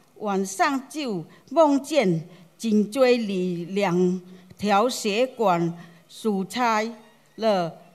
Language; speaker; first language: Chinese; non-native, fluent; Khmer